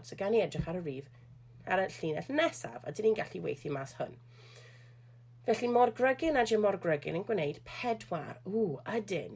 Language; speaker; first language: Welsh; non-native, local second language; English